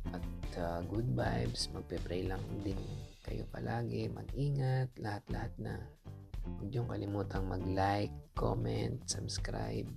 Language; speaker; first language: Filipino; native; Filipino